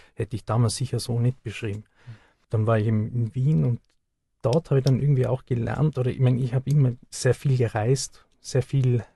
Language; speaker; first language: German; native; German